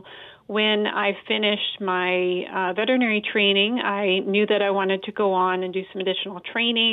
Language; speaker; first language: English; native; English